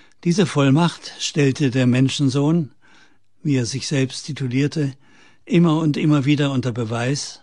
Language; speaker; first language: German; native; German